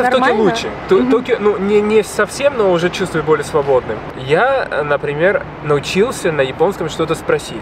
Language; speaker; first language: Russian; non-native, fluent; Spanish